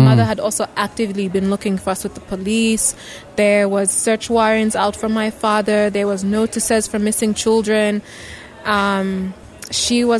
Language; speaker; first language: English; non-native, local second language; Bemba